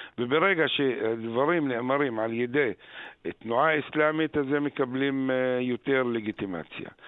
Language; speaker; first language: Hebrew; non-native, local second language; Arabic